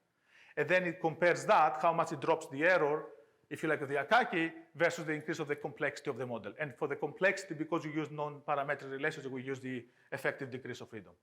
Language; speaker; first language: English; non-native, fluent; Greek